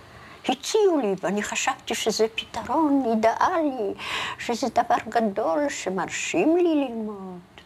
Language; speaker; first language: Hebrew; non-native, fluent; Polish